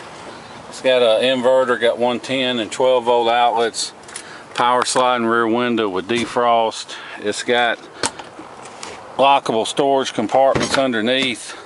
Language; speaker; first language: English; native; English